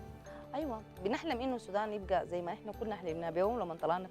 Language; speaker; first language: Arabic; native; Arabic